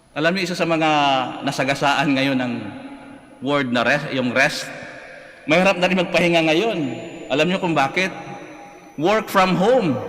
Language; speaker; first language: Filipino; non-native, local second language; Cebuano